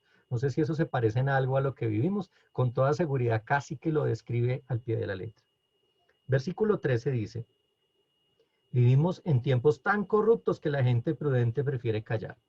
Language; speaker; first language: Spanish; native; Spanish